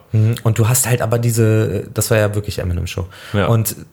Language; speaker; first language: German; native; German